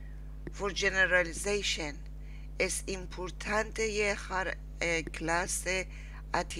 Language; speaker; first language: Spanish; non-native, learner; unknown